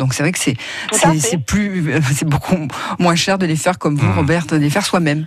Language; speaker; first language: French; native; French